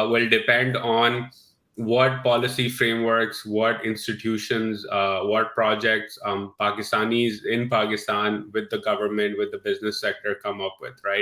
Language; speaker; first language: English; non-native, local second language; Urdu